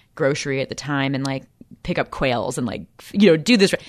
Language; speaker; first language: English; native; English